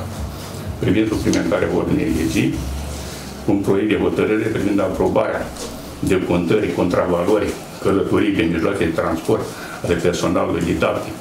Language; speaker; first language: Romanian; native; Romanian